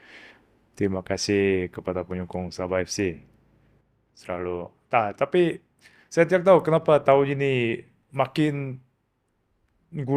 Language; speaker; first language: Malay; non-native, learner; Korean